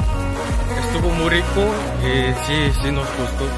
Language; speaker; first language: Spanish; non-native, fluent; Korean